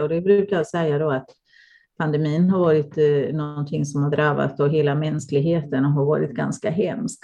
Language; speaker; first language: Swedish; non-native, fluent; Spanish